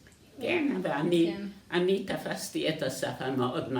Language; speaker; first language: Hebrew; non-native, fluent; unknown